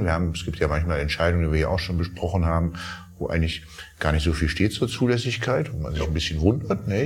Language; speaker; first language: German; native; German